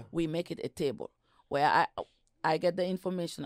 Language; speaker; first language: English; non-native, local second language; Wolof